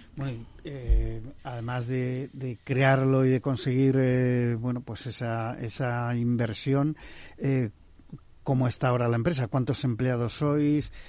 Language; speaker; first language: Spanish; native; Spanish